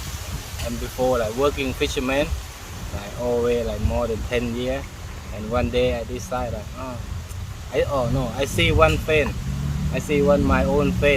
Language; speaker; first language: English; non-native, learner; Thai